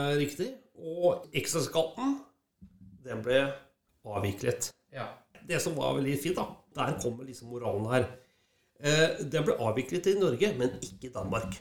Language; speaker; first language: Norwegian; native; Norwegian